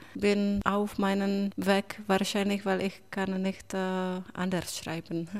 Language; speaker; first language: German; non-native, fluent; Czech